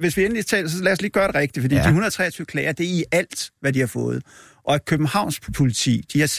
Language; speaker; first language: Danish; native; Danish